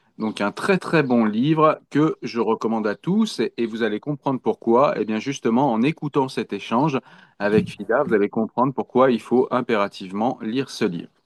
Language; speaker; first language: French; native; French